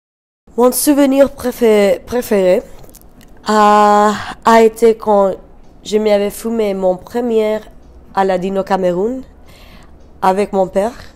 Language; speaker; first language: French; non-native, learner; Spanish